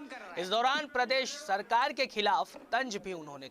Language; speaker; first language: Hindi; native; Hindi